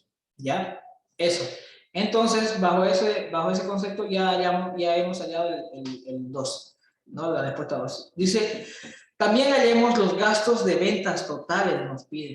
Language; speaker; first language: Spanish; native; Spanish